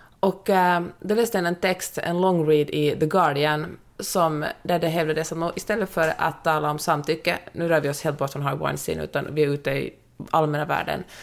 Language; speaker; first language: Swedish; native; Swedish